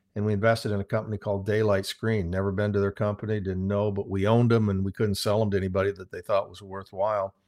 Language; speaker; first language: English; native; English